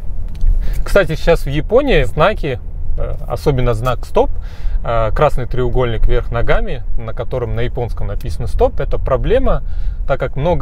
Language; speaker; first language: Russian; native; Russian